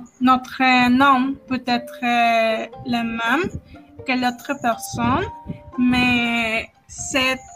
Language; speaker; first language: French; non-native, learner; Spanish